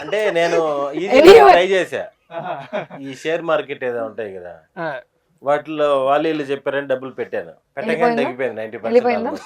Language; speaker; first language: Telugu; native; Telugu